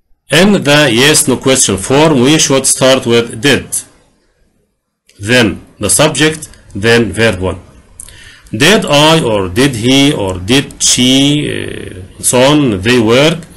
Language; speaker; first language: English; non-native, fluent; Arabic